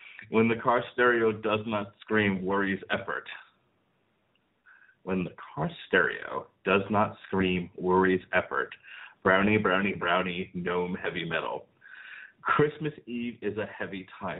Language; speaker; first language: English; native; English